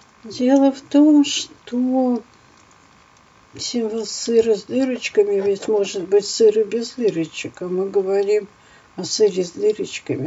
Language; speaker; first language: Russian; native; Russian